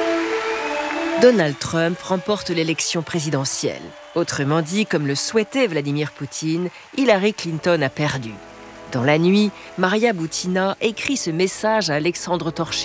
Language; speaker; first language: French; native; French